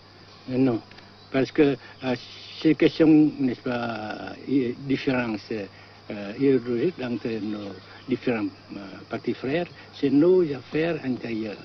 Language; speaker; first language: French; non-native, fluent; Vietnamese